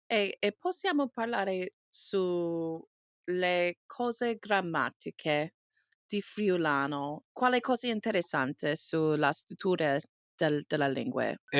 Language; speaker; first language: Italian; non-native, learner; English